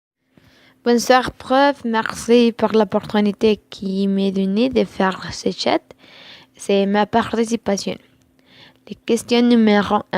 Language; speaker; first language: French; non-native, learner; Spanish